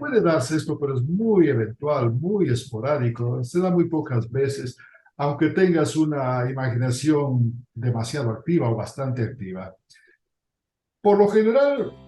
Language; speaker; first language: Spanish; native; Spanish